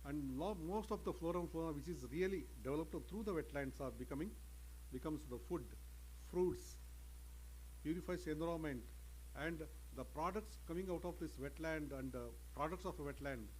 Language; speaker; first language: English; non-native, local second language; Kannada